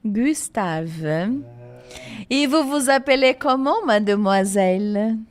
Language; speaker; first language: French; non-native, fluent; Portuguese